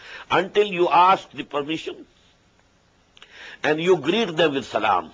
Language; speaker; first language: English; non-native, local second language; Urdu